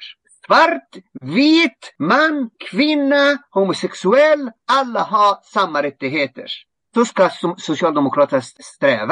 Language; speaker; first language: Swedish; non-native, fluent; Arabic